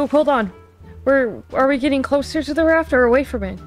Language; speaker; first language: English; native; English